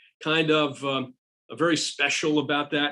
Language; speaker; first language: English; native; English